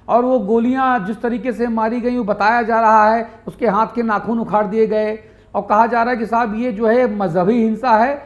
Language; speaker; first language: Hindi; native; Hindi